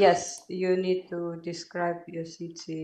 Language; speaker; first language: English; non-native, learner; Belarusian